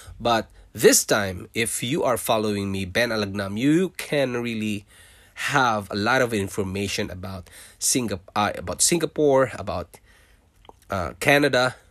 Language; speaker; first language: English; non-native, local second language; Filipino